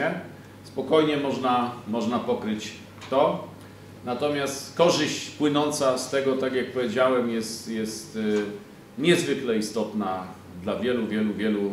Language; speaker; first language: Polish; native; Polish